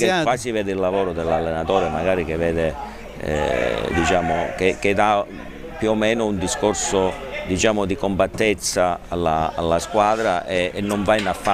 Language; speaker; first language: Italian; native; Italian